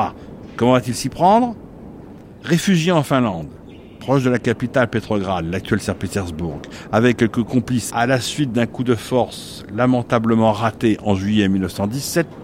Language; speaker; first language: French; native; French